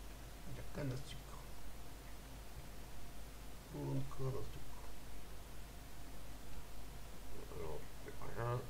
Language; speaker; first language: French; native; French